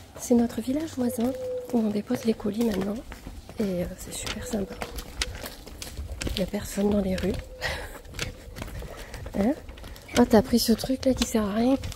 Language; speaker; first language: French; native; French